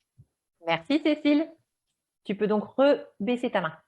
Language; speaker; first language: French; native; French